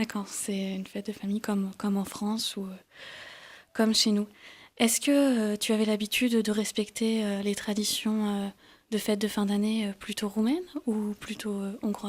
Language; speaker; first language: French; native; French